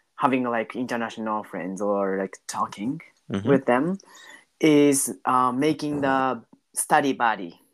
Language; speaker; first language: English; non-native, learner; Japanese